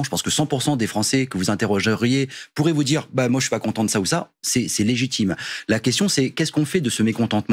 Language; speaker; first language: French; native; French